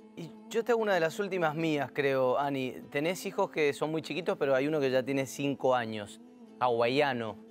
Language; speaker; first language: Spanish; native; Spanish